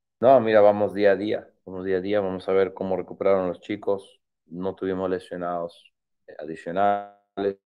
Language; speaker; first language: Spanish; early bilingual, heritage; Spanish